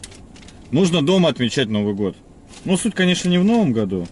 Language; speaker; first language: Russian; native; Russian